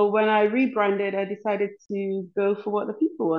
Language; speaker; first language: English; non-native, local second language; Krio